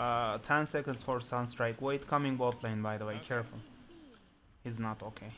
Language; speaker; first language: English; non-native, learner; Turkish